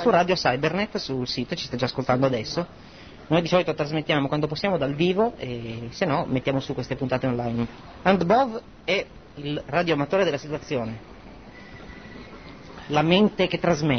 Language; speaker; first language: Italian; native; Italian